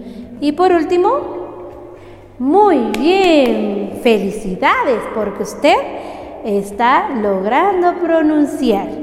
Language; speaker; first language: Spanish; non-native, local second language; Kaqchikel